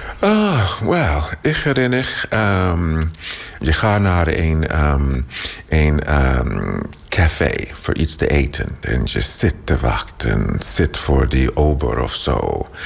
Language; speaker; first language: Dutch; non-native, learner; English